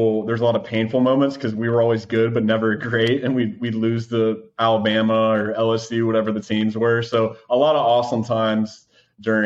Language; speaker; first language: English; native; English